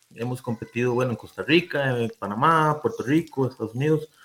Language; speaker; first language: Spanish; native; Spanish